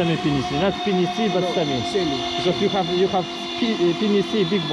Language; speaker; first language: English; non-native, fluent; Polish